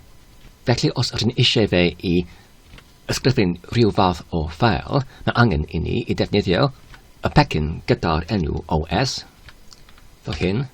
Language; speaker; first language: Welsh; non-native, learner; Polish